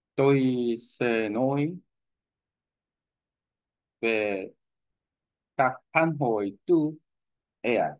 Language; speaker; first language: Vietnamese; non-native, learner; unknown